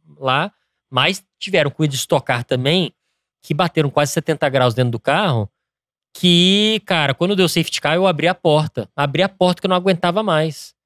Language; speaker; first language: Portuguese; early bilingual, other home language; English